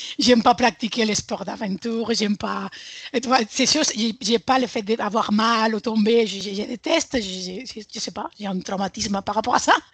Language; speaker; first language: French; non-native, fluent; Spanish